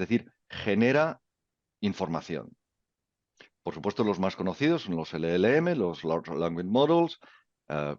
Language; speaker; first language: Spanish; native; Spanish